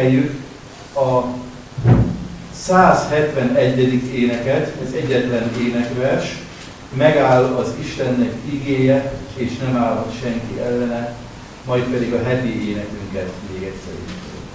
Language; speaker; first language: Hungarian; native; Hungarian